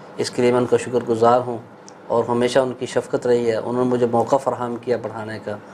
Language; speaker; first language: Urdu; non-native, local second language; Punjabi